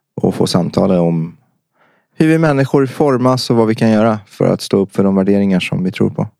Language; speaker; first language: Swedish; early bilingual, other home language; Persian